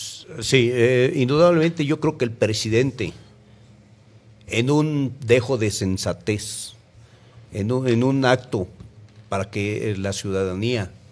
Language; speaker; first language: Spanish; native; Spanish